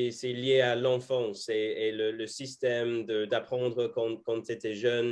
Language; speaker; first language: French; non-native, fluent; English